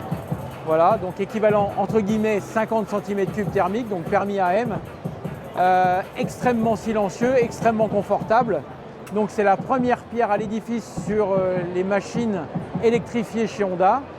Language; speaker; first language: French; native; French